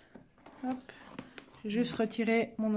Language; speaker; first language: French; native; French